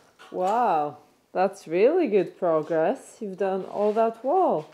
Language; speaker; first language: English; native; English